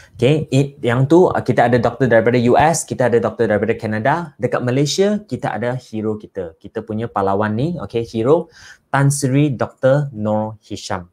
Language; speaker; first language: Malay; non-native, local second language; Chinese